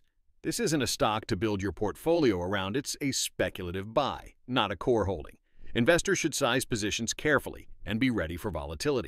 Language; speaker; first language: English; native; English